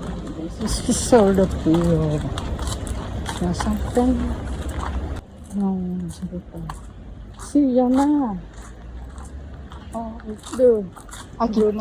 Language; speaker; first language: French; non-native, fluent; Khmer